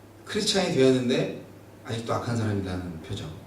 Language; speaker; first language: Korean; native; Korean